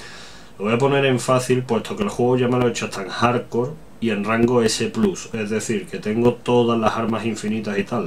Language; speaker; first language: Spanish; native; Spanish